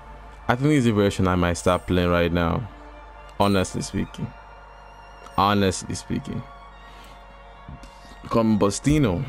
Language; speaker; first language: English; native; English